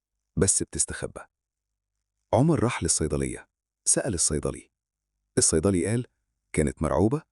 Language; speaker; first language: Arabic; native; Arabic